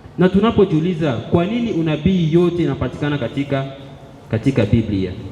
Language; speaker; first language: Swahili; native; Swahili